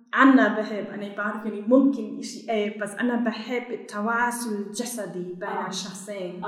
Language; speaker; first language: Arabic; non-native, learner; German